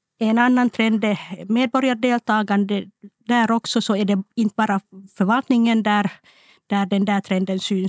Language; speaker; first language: Swedish; non-native, local second language; Finnish